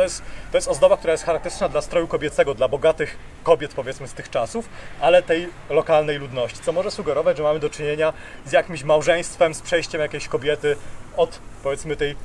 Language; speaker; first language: Polish; native; Polish